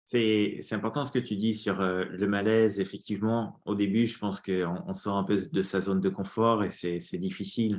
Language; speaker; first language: French; native; French